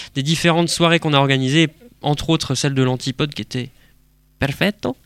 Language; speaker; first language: French; native; French